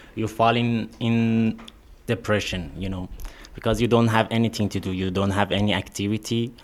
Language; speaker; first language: English; non-native, learner; Persian